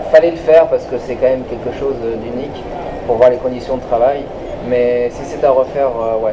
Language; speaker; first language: French; native; French